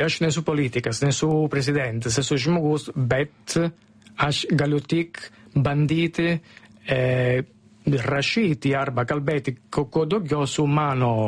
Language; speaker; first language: Lithuanian; non-native, learner; Italian